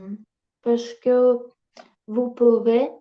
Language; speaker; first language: French; non-native, learner; Ukrainian